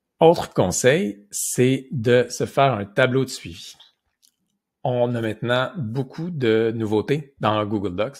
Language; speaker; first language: French; native; French